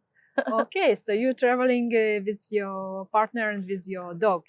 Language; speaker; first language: English; non-native, fluent; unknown